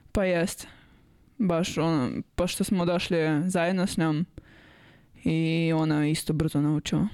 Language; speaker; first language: Serbian; non-native, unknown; Russian